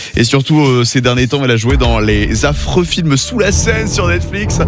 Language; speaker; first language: French; native; French